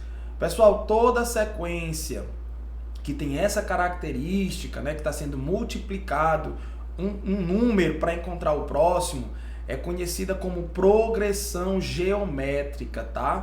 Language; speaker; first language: Portuguese; native; Portuguese